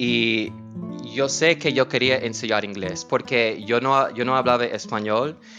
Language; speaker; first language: Spanish; non-native, learner; English